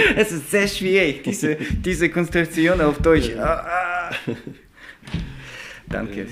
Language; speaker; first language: German; non-native, learner; Russian